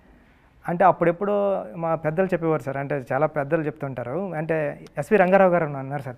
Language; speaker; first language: Telugu; native; Telugu